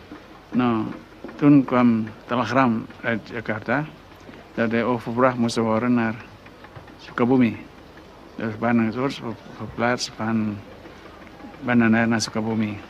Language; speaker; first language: Dutch; non-native, local second language; Minangkabau